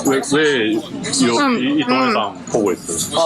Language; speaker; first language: Korean; non-native, fluent; Japanese